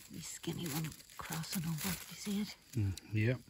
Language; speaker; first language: English; native; English